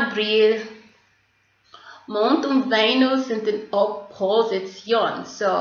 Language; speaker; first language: German; non-native, fluent; English